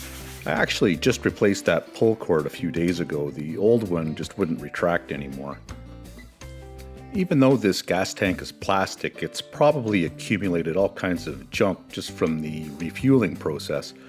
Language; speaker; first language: English; native; English